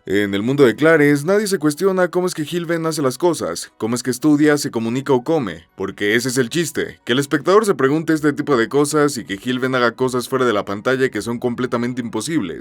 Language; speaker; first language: Spanish; native; Spanish